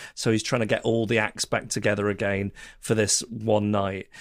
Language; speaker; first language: English; native; English